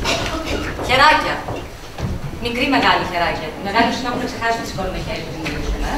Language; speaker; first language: Greek; native; Greek